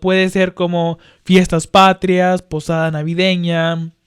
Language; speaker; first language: Spanish; early bilingual, heritage; Spanish